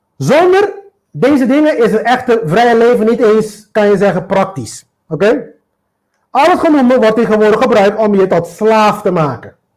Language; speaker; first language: Dutch; non-native, local second language; Papiamento